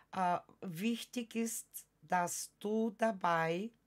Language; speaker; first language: German; non-native, fluent; Bulgarian